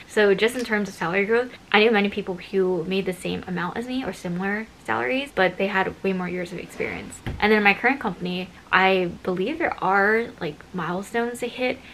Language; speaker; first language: English; native; English